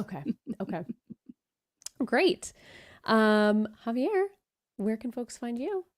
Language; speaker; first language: English; native; English